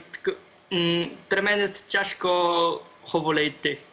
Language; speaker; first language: Ukrainian; non-native, learner; Chinese